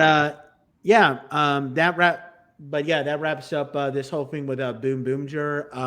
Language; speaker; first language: English; native; English